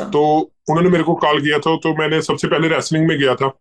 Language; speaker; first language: Hindi; native; Hindi